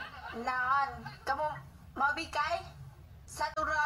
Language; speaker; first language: Indonesian; non-native, learner; Vietnamese